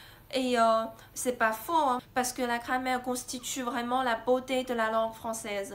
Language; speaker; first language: French; non-native, fluent; Chinese